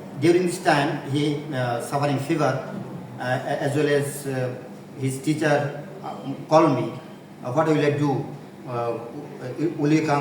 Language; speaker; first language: English; non-native, local second language; Bangla